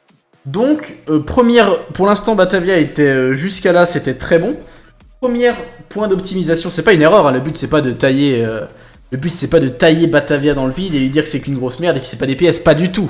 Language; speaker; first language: French; native; French